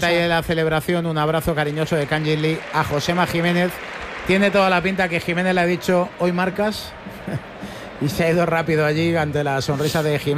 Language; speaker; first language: Spanish; native; Spanish